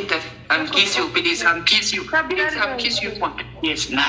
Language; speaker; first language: English; non-native, learner; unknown